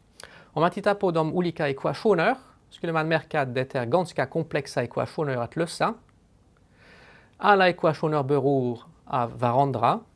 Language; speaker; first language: Swedish; non-native, fluent; French